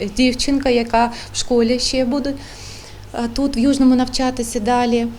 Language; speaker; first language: Ukrainian; non-native, local second language; Russian